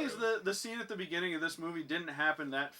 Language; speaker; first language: English; native; English